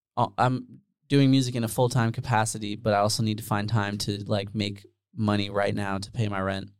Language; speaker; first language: English; early bilingual, other home language; Dutch